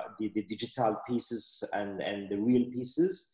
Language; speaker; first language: English; non-native, fluent; Malagasy